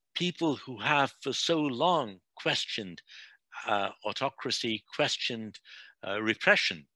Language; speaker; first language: English; non-native, local second language; Bangla